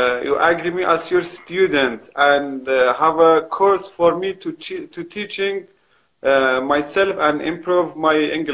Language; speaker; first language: English; non-native, learner; Kurdish